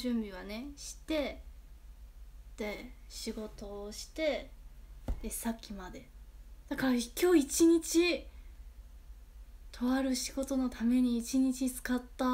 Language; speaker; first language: Japanese; non-native, fluent; Chinese